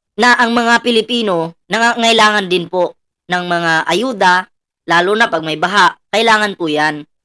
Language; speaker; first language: Filipino; non-native, local second language; Cebuano